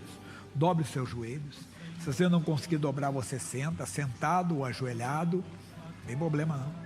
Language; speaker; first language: Portuguese; native; Portuguese